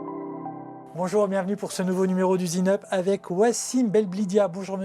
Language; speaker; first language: French; native; French